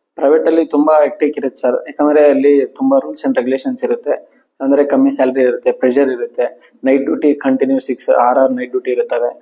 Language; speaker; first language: Kannada; native; Kannada